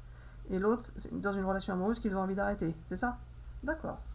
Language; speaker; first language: French; native; French